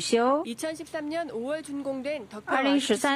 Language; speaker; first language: Korean; native; Korean